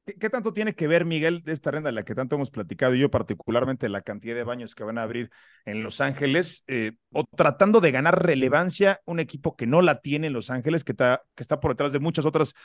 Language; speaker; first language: Spanish; native; Spanish